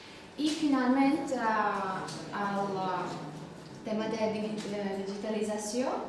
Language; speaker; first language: Catalan; non-native, fluent; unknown